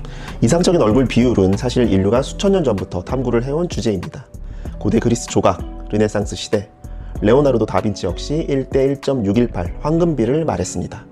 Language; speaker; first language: Korean; native; Korean